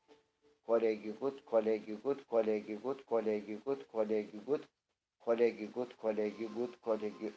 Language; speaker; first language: German; non-native, learner; Turkish